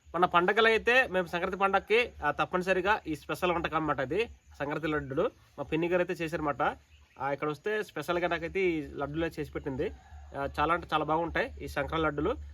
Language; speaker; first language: Telugu; non-native, local second language; Odia